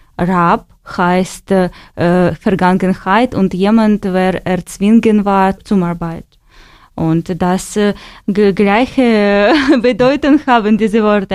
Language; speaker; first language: German; non-native, learner; Ukrainian